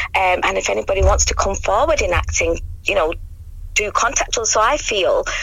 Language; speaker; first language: English; native; English